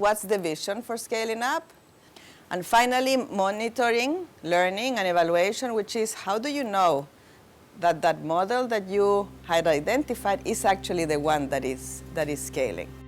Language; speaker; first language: English; non-native, fluent; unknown